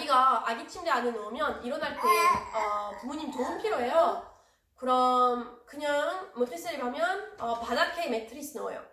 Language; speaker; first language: Korean; non-native, learner; French